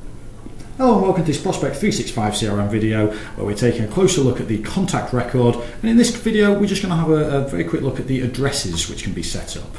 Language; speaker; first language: English; native; English